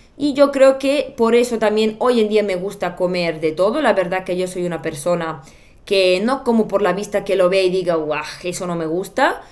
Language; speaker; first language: Spanish; non-native, fluent; Bulgarian